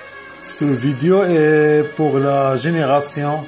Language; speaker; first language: French; non-native, fluent; Arabic